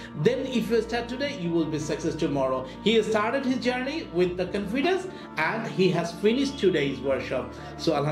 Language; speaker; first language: English; non-native, learner; Bangla